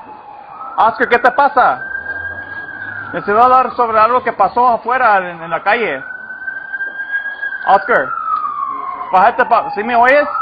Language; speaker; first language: Spanish; early bilingual, heritage; Spanish